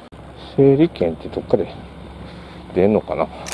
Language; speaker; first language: Japanese; native; Japanese